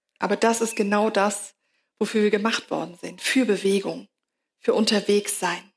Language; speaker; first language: German; native; German